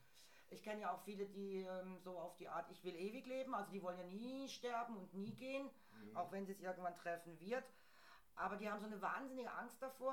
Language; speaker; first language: German; native; German